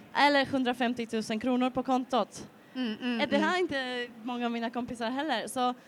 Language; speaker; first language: Swedish; non-native, fluent; Polish